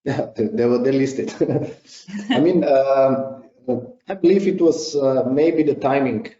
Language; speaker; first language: English; non-native, fluent; Slovenian